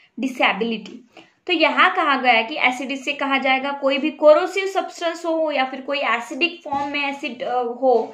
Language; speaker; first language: Hindi; non-native, local second language; Marathi